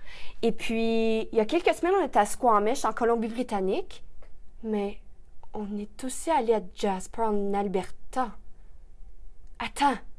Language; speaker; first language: French; native; French